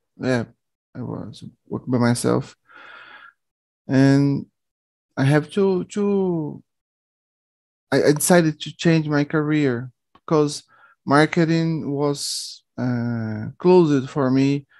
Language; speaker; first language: English; non-native, learner; Portuguese